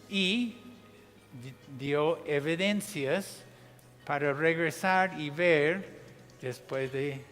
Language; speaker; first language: Spanish; non-native, fluent; English